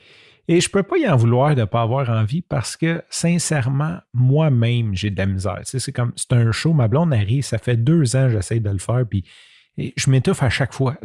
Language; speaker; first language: French; native; French